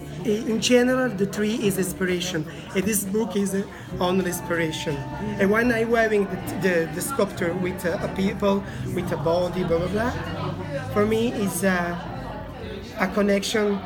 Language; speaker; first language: English; non-native, learner; Italian